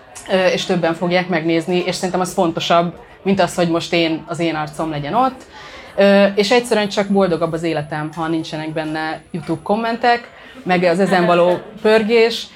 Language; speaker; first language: Hungarian; native; Hungarian